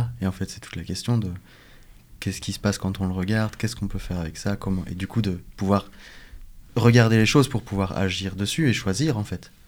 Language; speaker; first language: French; native; French